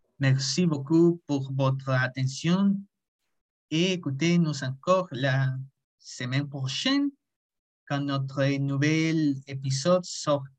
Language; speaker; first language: French; non-native, learner; Spanish